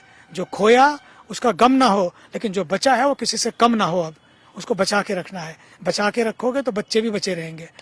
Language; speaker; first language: Hindi; native; Hindi